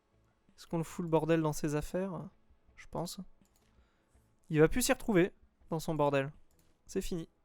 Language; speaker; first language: French; native; French